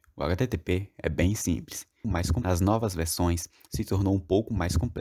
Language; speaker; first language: Portuguese; native; Portuguese